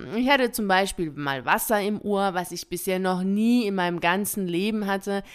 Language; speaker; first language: German; native; German